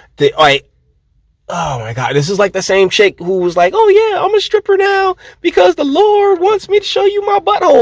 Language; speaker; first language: English; native; English